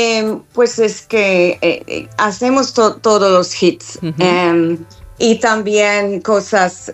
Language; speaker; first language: Spanish; non-native, learner; English